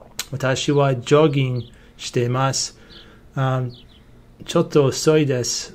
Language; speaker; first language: Japanese; non-native, learner; English